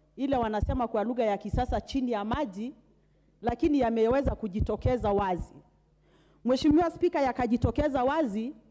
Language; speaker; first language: Swahili; non-native, local second language; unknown